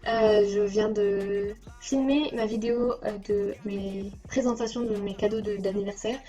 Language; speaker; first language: French; native; French